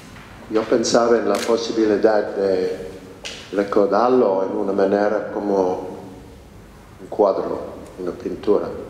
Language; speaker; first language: Spanish; non-native, fluent; English